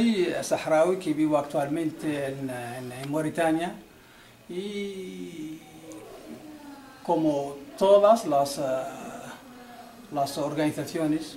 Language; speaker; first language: Spanish; non-native, fluent; Arabic